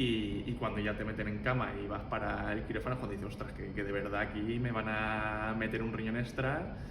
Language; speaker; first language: Spanish; native; Spanish